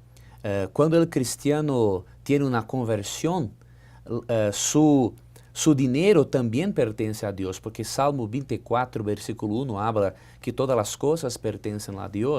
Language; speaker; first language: Spanish; non-native, fluent; Portuguese